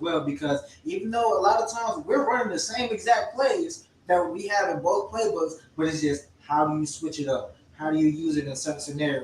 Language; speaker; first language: English; native; English